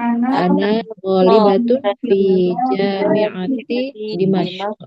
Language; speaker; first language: Arabic; non-native, learner; Indonesian